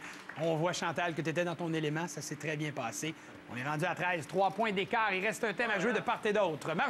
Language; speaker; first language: French; native; French